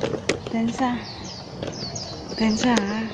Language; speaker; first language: Chinese; non-native, learner; Indonesian